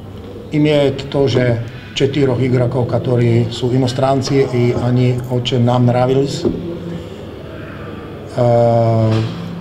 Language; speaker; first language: Russian; non-native, learner; Slovak